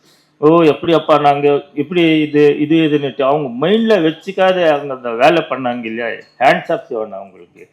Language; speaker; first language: Tamil; non-native, learner; Kannada